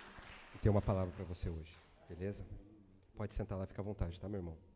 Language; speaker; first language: Portuguese; native; Portuguese